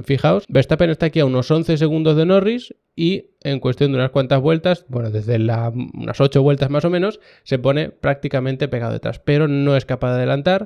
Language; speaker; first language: Spanish; native; Spanish